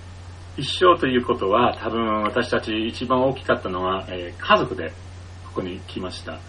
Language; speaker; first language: Japanese; non-native, fluent; English